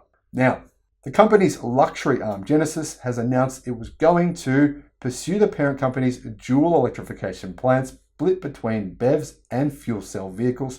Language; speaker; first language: English; native; English